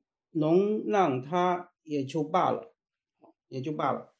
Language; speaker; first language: Chinese; native; Chinese